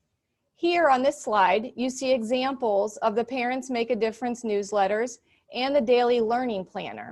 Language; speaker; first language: English; native; English